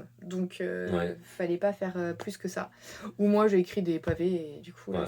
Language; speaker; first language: French; native; French